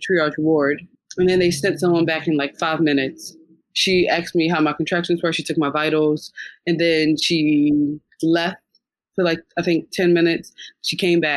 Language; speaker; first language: English; native; English